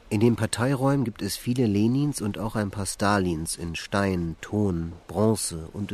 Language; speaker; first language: German; native; German